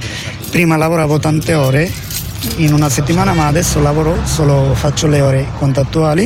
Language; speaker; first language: Italian; non-native, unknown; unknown